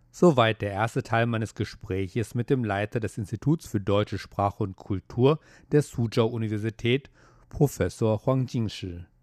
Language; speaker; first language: German; non-native, fluent; Chinese